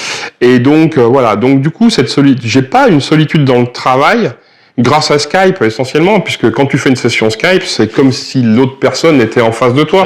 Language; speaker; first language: French; native; French